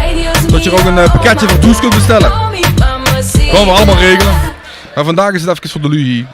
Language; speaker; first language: Dutch; native; Dutch